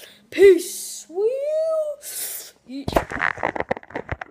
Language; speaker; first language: English; native; English